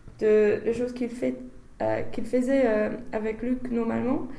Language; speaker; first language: French; non-native, learner; English